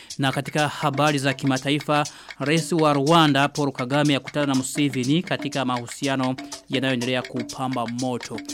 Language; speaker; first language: Swahili; non-native, local second language; Rundi